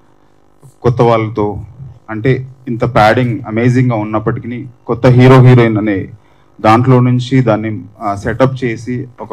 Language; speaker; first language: Telugu; native; Telugu